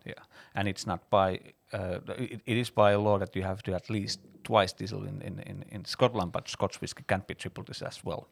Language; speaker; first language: English; non-native, fluent; Finnish